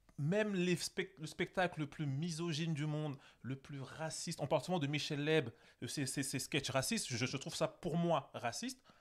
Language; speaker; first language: French; native; French